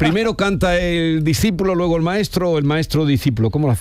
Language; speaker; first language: Spanish; native; Spanish